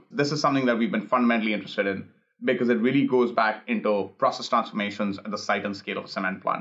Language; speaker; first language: English; non-native, local second language; Hindi